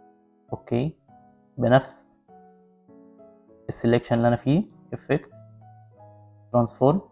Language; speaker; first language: Arabic; native; Arabic